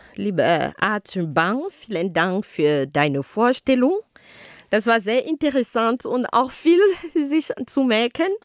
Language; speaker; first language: German; non-native, fluent; Ghomala